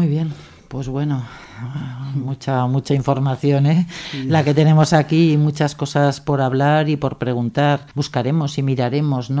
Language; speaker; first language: Spanish; native; Spanish